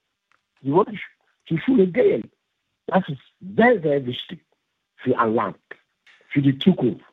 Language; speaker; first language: German; non-native, fluent; French